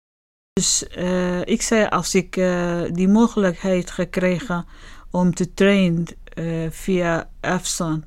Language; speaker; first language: Dutch; non-native, learner; Arabic